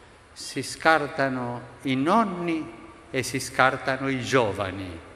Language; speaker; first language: Italian; non-native, fluent; Spanish